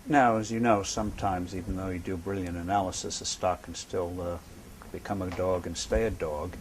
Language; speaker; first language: English; native; English